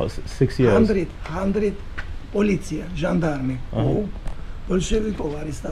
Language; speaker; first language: Russian; non-native, local second language; Georgian